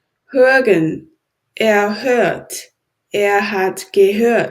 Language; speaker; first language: German; non-native, learner; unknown